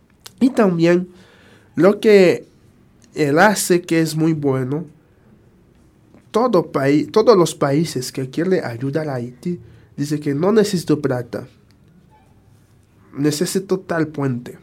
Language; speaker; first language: Spanish; non-native, fluent; Haitian Creole